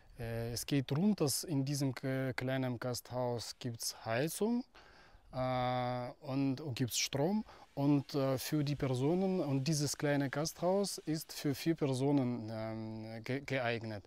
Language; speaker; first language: German; non-native, fluent; Russian